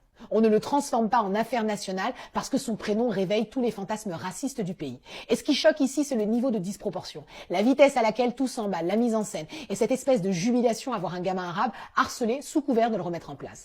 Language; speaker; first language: French; native; French